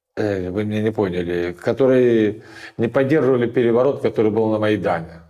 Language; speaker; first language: Russian; native; Russian